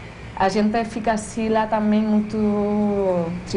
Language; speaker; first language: Portuguese; non-native, fluent; Spanish